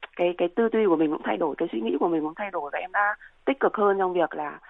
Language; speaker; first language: Vietnamese; native; Vietnamese